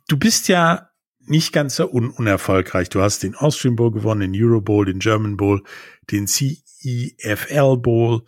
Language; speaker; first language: German; native; German